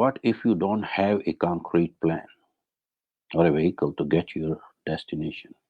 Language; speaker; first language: English; non-native, local second language; Urdu